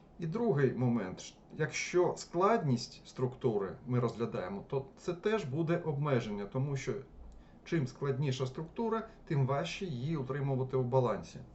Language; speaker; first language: Ukrainian; non-native, local second language; Russian